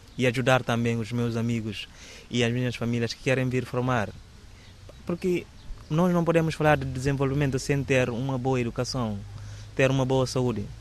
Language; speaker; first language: Portuguese; non-native, local second language; Upper Guinea Crioulo